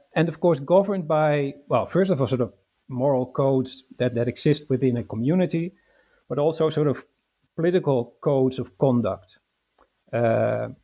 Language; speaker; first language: English; non-native, fluent; Dutch